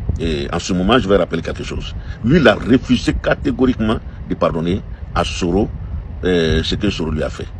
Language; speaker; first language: French; non-native, local second language; Dyula